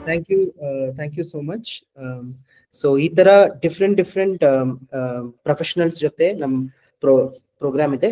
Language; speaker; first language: Kannada; non-native, local second language; Malayalam